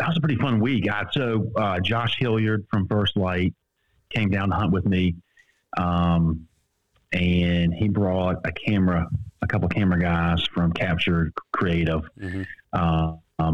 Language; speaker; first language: English; native; English